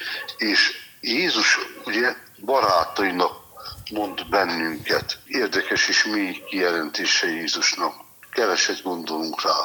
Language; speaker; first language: Hungarian; native; Hungarian